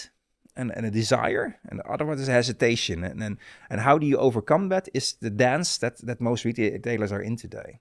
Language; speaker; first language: English; non-native, fluent; Dutch